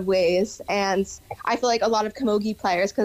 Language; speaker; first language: English; native; English